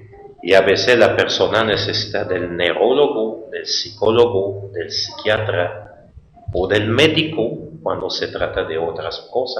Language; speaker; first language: Spanish; non-native, fluent; French